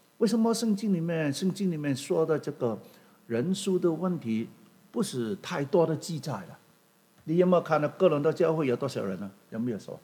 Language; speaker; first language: Chinese; non-native, local second language; Cantonese